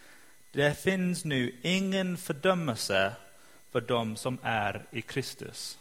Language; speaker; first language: Swedish; non-native, fluent; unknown